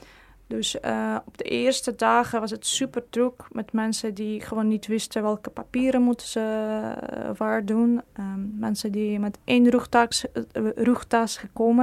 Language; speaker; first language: Dutch; non-native, fluent; Ukrainian